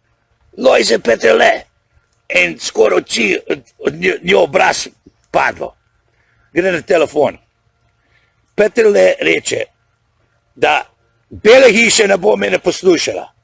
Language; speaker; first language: Slovenian; early bilingual, heritage; Slovenian